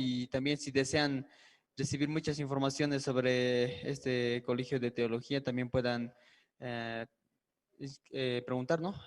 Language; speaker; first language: Spanish; native; Spanish